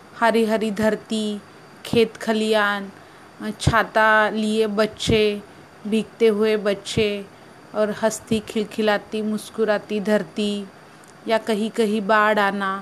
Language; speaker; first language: Hindi; non-native, local second language; Marathi